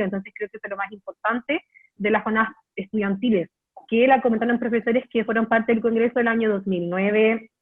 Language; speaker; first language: Spanish; native; Spanish